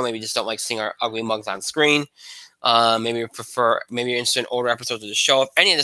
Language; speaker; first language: English; native; English